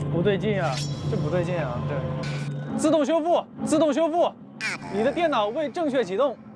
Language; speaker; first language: Chinese; native; Chinese